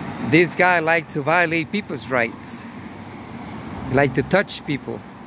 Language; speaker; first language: English; non-native, fluent; Spanish